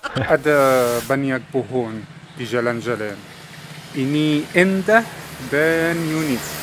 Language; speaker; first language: Indonesian; non-native, learner; Arabic